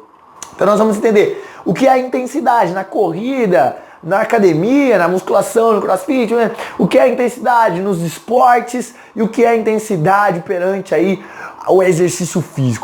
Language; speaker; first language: Portuguese; native; Portuguese